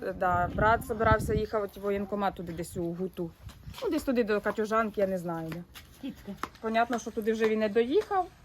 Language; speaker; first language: Ukrainian; native; Ukrainian